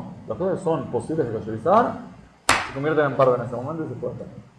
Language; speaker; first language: Spanish; native; Spanish